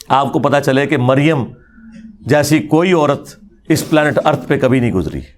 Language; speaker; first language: Urdu; non-native, local second language; Punjabi